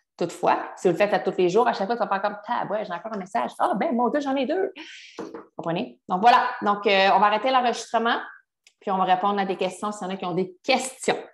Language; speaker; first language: French; native; French